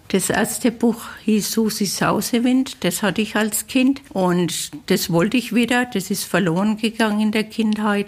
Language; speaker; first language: German; native; German